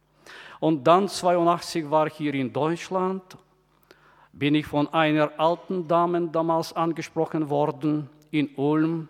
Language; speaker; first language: German; non-native, fluent; Bulgarian